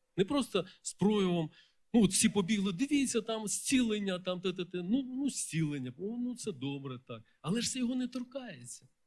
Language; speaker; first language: Ukrainian; non-native, local second language; Russian